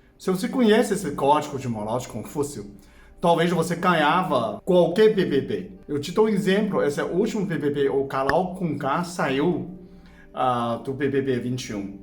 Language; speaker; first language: Portuguese; non-native, fluent; Chinese